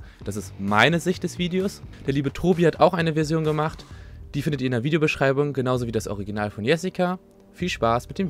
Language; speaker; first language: German; native; German